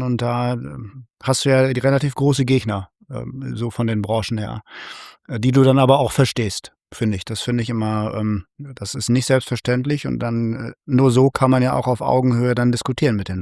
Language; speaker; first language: German; native; German